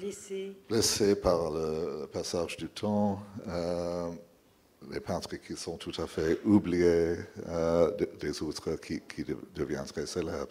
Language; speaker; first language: French; non-native, fluent; English